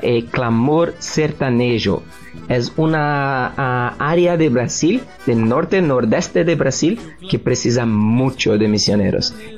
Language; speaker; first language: Spanish; non-native, learner; Portuguese